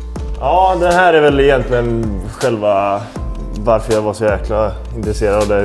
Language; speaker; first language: Swedish; native; Swedish